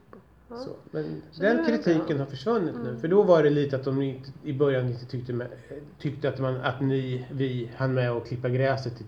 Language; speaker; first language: Swedish; native; Swedish